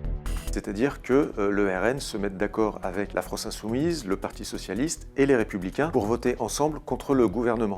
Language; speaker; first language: French; native; French